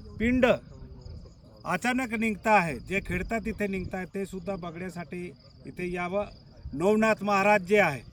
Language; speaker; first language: Marathi; non-native, local second language; Bhili